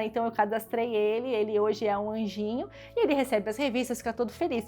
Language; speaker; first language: Portuguese; native; Portuguese